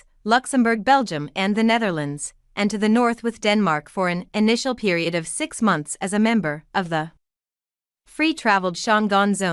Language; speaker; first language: English; non-native, fluent; German